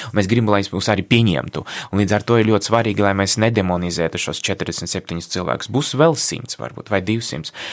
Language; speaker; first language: Latvian; non-native, local second language; Russian